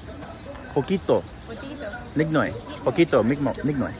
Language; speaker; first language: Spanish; non-native, learner; English